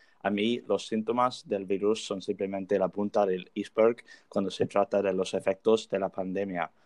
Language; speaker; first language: Spanish; non-native, learner; English